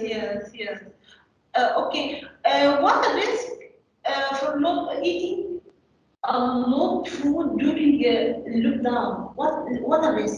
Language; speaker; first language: English; non-native, learner; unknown